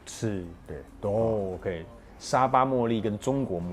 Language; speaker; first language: Chinese; native; Chinese